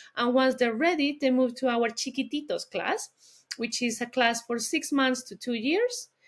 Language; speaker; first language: English; non-native, fluent; Spanish